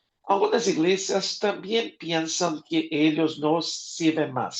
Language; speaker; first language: Spanish; non-native, fluent; Portuguese